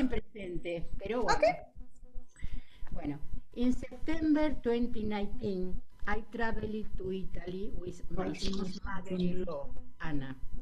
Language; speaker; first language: English; non-native, learner; Spanish